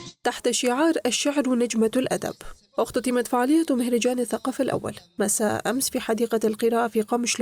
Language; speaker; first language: Arabic; native; Arabic